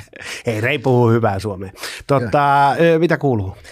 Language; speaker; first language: Finnish; native; Finnish